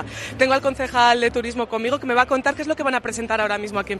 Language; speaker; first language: Spanish; native; Spanish